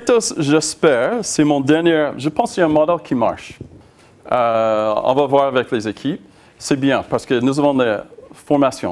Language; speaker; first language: French; non-native, learner; English